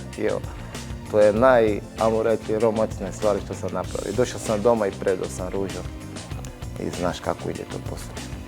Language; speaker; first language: Bosnian; non-native, fluent; Portuguese